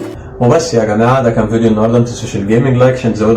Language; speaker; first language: Arabic; native; Arabic